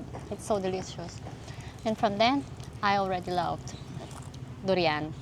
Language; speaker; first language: English; non-native, local second language; Filipino